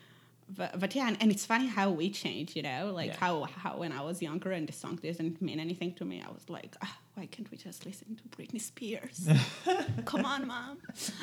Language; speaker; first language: English; non-native, fluent; Hebrew